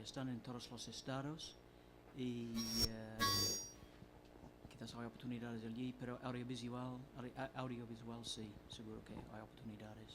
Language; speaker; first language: Spanish; non-native, fluent; English